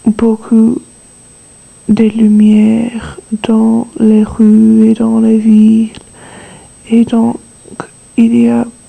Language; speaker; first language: French; non-native, learner; English